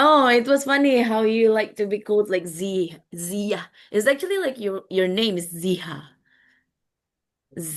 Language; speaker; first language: English; non-native, fluent; Indonesian